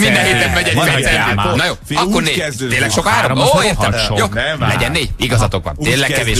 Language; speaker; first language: Hungarian; native; Hungarian